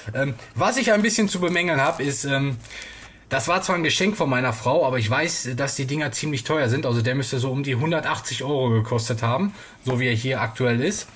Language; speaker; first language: German; native; German